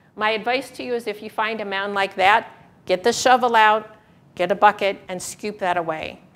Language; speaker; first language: English; native; English